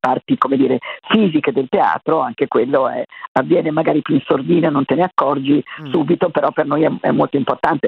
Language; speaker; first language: Italian; native; Italian